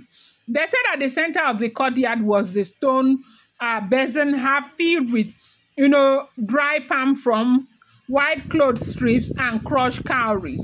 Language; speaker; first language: English; non-native, local second language; Yoruba